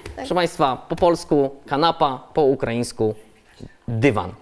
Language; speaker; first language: Polish; native; Polish